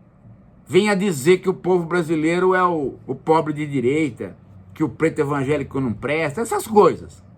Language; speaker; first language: Portuguese; native; Portuguese